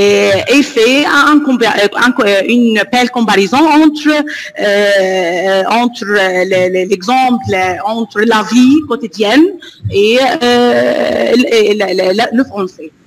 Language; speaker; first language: French; non-native, fluent; Arabic